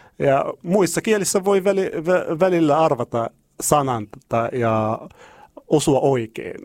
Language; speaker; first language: Finnish; non-native, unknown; Arabic